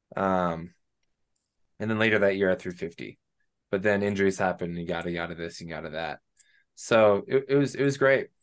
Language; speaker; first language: English; native; English